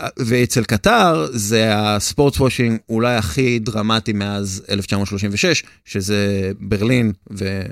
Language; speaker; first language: Hebrew; native; Hebrew